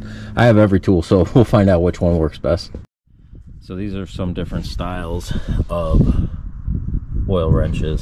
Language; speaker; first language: English; native; English